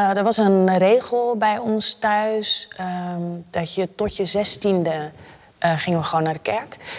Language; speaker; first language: Dutch; native; Dutch